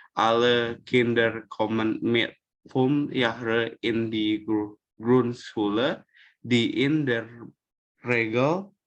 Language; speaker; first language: German; non-native, learner; Indonesian